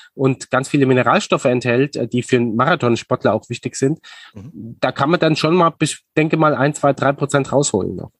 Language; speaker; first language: German; native; German